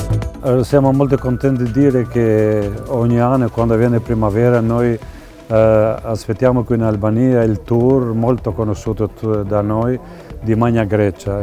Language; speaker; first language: Italian; non-native, fluent; Albanian